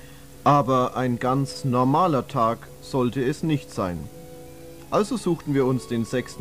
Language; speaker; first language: German; native; German